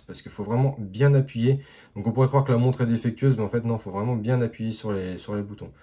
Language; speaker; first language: French; native; French